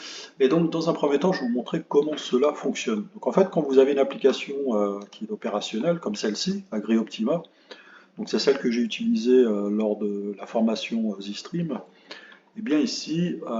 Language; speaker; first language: French; native; French